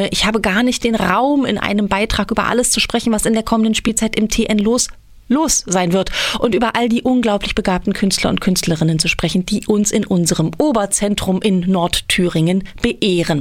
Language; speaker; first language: German; native; German